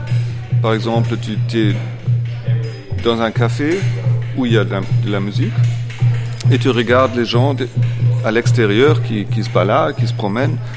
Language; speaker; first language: French; non-native, fluent; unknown